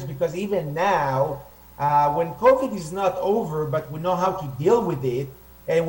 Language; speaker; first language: English; non-native, fluent; Hebrew